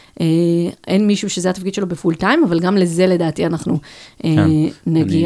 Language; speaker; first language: Hebrew; native; Hebrew